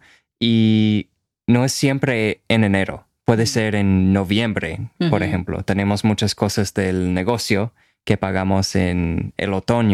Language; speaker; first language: Spanish; non-native, fluent; English